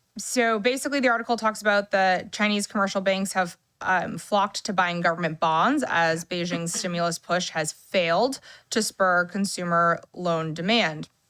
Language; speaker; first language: English; native; English